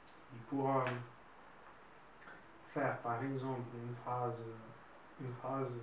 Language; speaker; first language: French; non-native, fluent; Russian